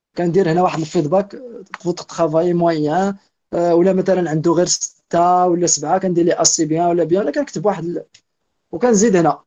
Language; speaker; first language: French; non-native, local second language; Arabic